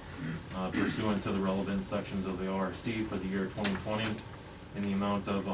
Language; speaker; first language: English; native; English